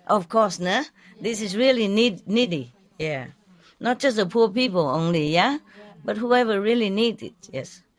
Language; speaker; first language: English; non-native, fluent; Vietnamese